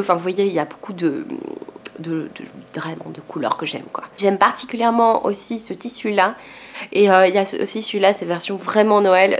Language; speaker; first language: French; native; French